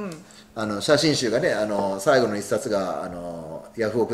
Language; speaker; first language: Japanese; native; Japanese